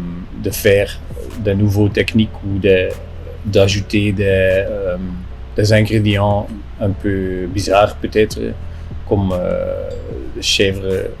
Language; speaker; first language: French; non-native, local second language; Dutch